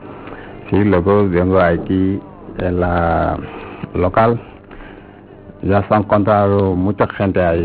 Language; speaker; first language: Spanish; non-native, learner; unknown